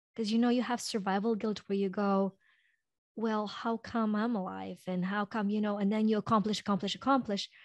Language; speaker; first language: English; non-native, fluent; Ukrainian